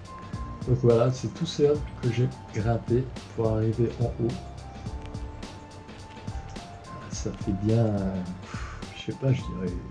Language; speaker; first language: French; native; French